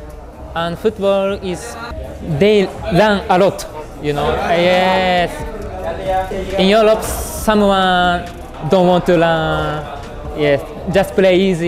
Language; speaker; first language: English; non-native, learner; Japanese